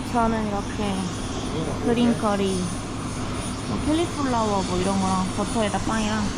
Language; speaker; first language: Korean; native; Korean